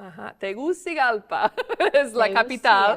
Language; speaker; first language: Spanish; non-native, fluent; English